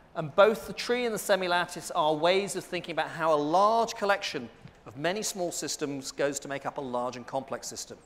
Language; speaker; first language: English; early bilingual, other home language; Portuguese